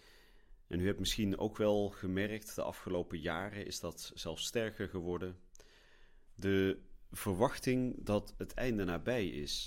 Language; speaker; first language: Dutch; native; Dutch